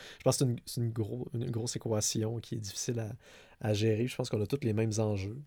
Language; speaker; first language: French; native; French